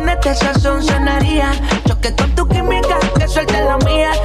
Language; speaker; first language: Spanish; native; Spanish